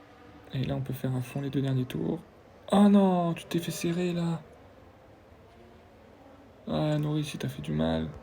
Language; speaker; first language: French; native; French